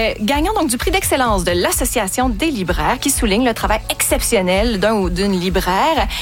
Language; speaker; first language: French; native; French